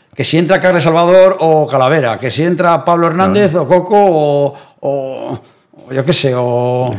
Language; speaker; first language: Spanish; native; Spanish